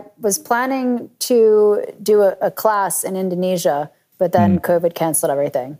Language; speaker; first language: English; native; English